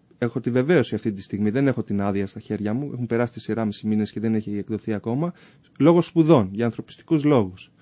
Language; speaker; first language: Greek; early bilingual, other home language; Persian